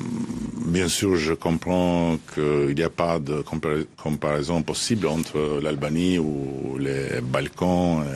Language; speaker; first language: French; non-native, fluent; Albanian